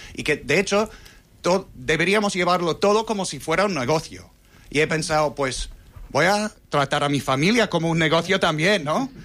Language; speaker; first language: Spanish; non-native, fluent; English